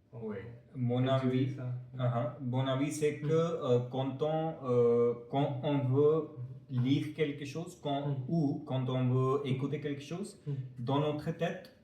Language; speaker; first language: French; non-native, fluent; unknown